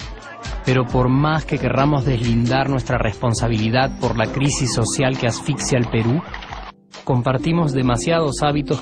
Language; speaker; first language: Spanish; native; Spanish